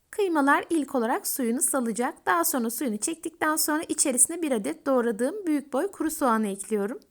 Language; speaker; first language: Turkish; native; Turkish